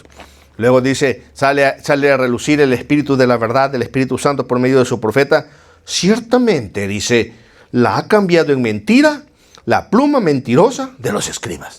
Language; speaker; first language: Spanish; native; Spanish